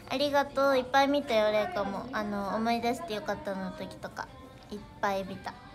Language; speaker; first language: Japanese; native; Japanese